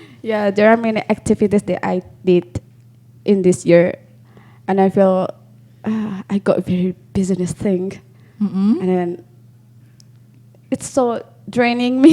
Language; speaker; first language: English; non-native, learner; Indonesian